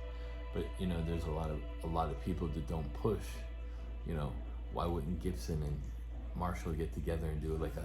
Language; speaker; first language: English; native; English